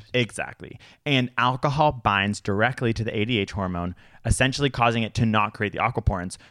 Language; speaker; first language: English; native; English